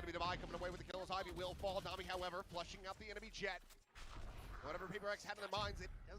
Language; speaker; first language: English; native; English